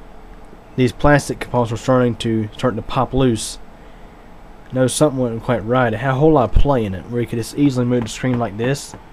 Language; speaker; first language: English; native; English